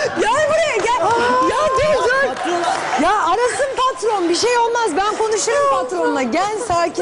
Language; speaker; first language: Turkish; native; Turkish